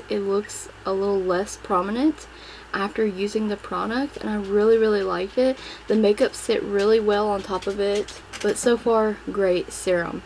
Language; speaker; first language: English; native; English